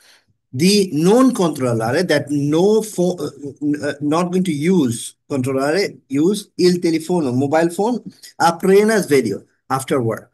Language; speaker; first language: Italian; non-native, learner; Bangla